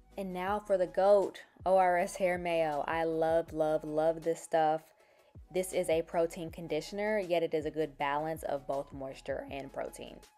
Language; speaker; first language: English; native; English